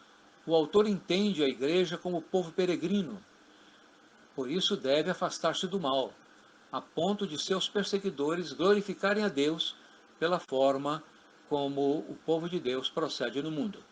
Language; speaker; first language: Portuguese; native; Portuguese